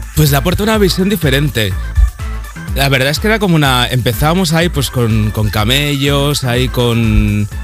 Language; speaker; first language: Spanish; native; Spanish